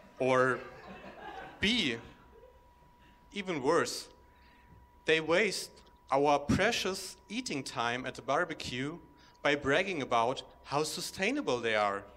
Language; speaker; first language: English; non-native, fluent; German